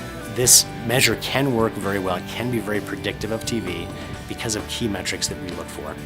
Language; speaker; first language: English; native; English